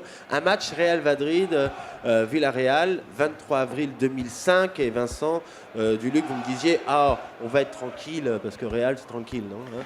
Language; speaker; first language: French; native; French